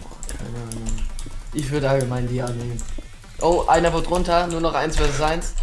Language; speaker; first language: German; native; German